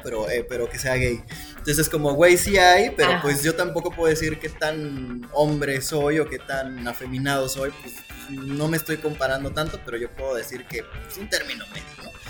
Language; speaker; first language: Spanish; native; Spanish